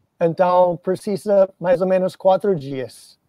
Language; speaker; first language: Portuguese; non-native, fluent; English